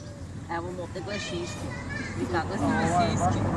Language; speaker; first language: Serbian; native; Serbian